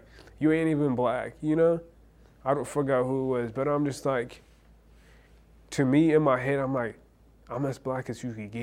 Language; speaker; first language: English; early bilingual, other home language; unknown